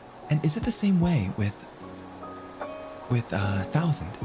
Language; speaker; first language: English; native; English